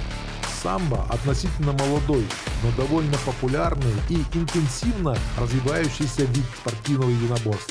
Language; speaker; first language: Russian; native; Russian